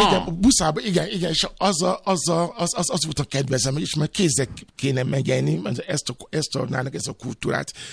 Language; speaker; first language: Hungarian; non-native, learner; Yoruba